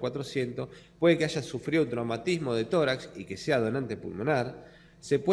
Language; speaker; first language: Spanish; native; Spanish